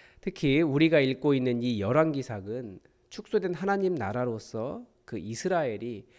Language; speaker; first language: Korean; native; Korean